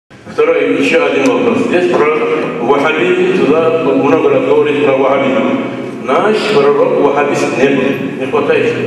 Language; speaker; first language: Russian; non-native, local second language; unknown